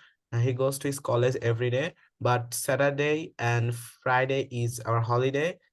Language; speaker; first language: English; non-native, learner; Bangla